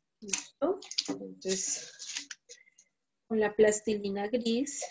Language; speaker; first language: Spanish; native; Spanish